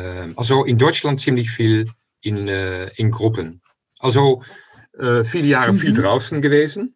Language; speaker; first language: German; non-native, fluent; Dutch